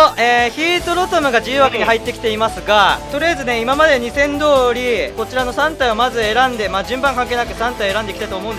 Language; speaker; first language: Japanese; native; Japanese